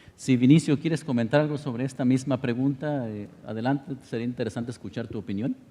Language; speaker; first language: Spanish; native; Spanish